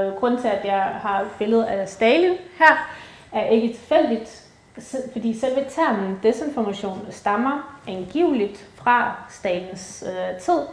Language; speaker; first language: Danish; early bilingual, other home language; Ukrainian